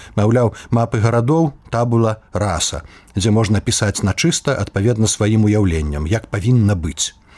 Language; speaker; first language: Belarusian; native; Belarusian